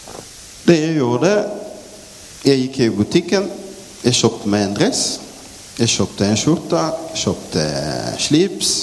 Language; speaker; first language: Norwegian; non-native, fluent; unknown